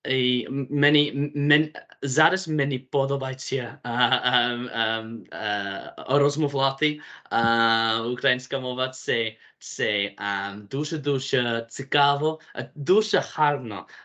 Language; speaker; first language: Ukrainian; non-native, learner; English